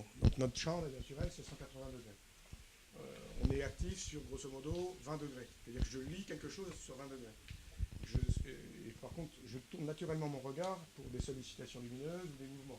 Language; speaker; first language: French; native; French